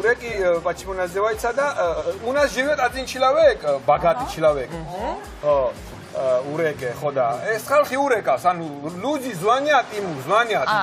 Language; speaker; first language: Russian; non-native, fluent; Georgian